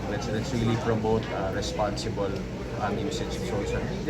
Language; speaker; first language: English; non-native, local second language; Filipino